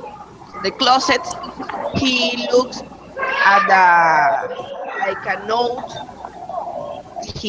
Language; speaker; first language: English; non-native, learner; Spanish